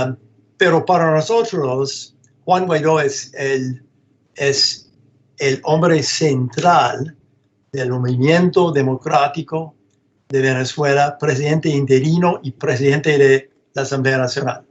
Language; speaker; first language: Spanish; non-native, fluent; English